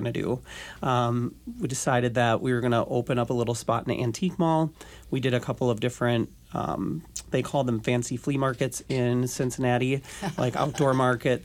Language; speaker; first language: English; native; English